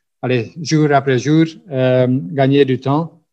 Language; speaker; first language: French; non-native, local second language; Dutch